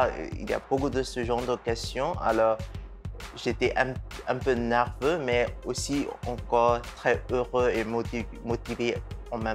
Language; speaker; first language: French; non-native, fluent; Burmese